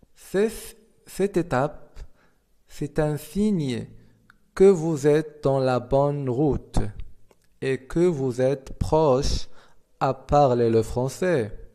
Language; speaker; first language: French; non-native, fluent; Arabic